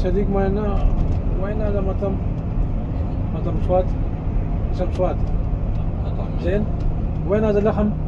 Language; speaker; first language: Arabic; non-native, learner; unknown